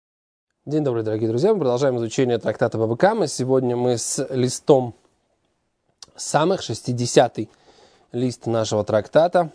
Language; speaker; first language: Russian; native; Russian